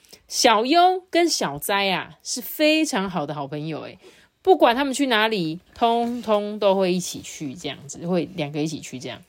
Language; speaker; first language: Chinese; native; Chinese